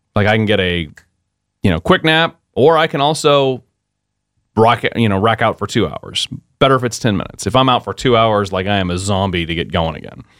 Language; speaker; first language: English; native; English